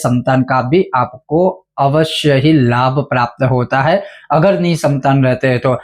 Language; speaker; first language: Hindi; native; Hindi